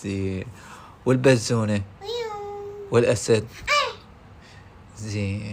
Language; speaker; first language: Arabic; native; Arabic